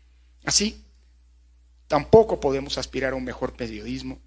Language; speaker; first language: Spanish; native; Spanish